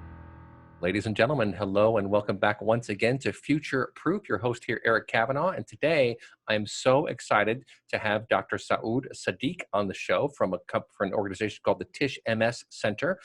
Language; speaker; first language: English; native; English